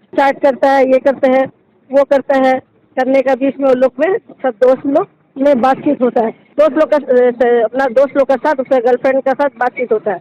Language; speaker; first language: Hindi; non-native, local second language; Bangla